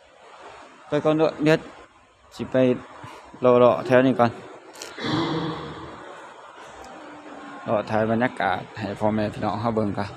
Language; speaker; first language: Thai; non-native, local second language; Northeastern Thai